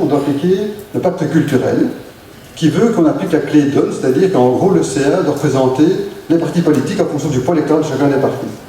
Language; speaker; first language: French; native; French